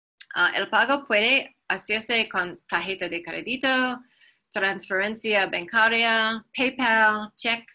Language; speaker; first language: Spanish; non-native, fluent; English